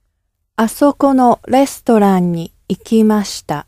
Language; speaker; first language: Japanese; non-native, learner; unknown